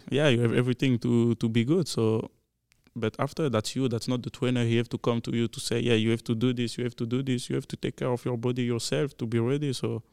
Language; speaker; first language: English; non-native, learner; French